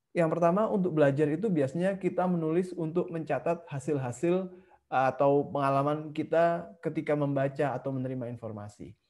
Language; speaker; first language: Indonesian; native; Indonesian